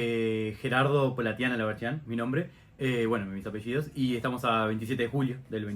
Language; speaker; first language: Spanish; native; Spanish